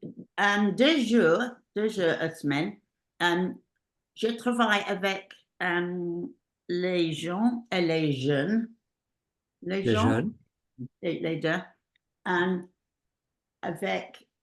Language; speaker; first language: French; non-native, learner; English